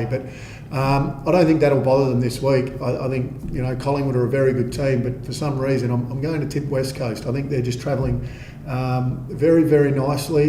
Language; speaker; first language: English; native; English